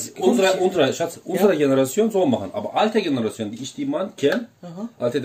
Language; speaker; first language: German; non-native, learner; Turkish